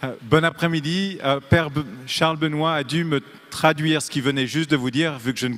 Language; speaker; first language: French; native; French